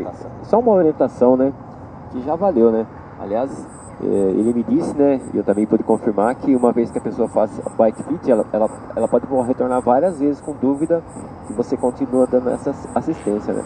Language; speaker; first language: Portuguese; native; Portuguese